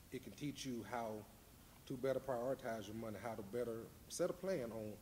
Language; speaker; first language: English; native; English